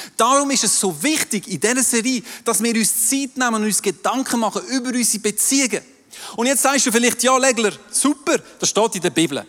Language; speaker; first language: German; non-native, local second language; French